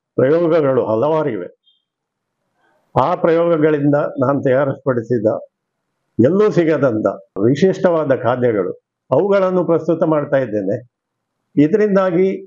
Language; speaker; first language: Kannada; non-native, local second language; Konkani